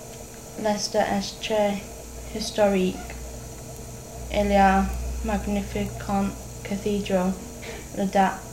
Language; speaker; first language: French; non-native, learner; English